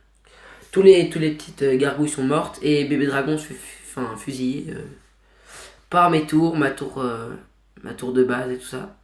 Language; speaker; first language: French; native; French